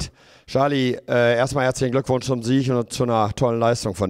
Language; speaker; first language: German; native; German